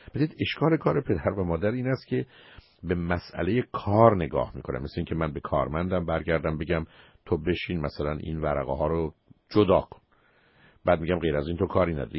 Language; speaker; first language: Persian; native; Persian